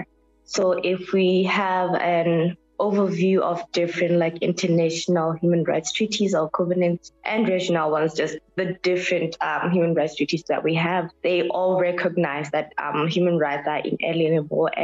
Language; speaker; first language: English; non-native, local second language; Southern Sotho